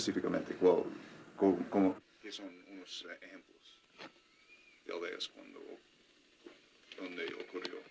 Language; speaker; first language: Spanish; non-native, fluent; English